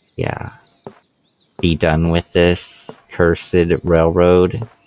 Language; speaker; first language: English; native; English